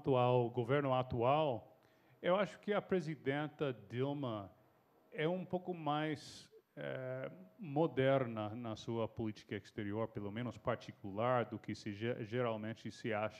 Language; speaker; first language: Portuguese; non-native, fluent; English